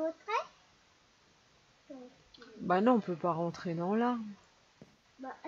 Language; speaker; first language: French; native; French